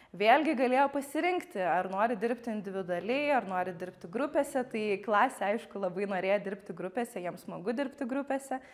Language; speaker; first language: Lithuanian; native; Lithuanian